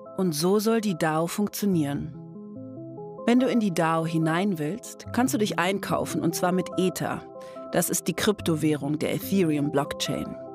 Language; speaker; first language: German; native; German